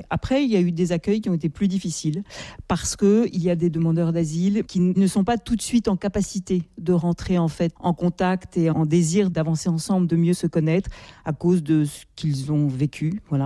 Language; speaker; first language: French; native; French